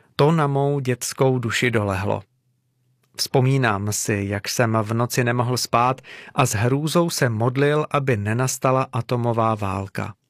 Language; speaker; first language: Czech; native; Czech